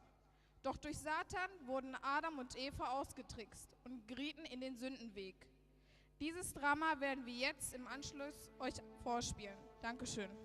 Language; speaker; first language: German; early bilingual, other home language; Tamil